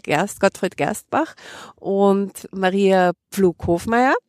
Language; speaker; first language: German; native; German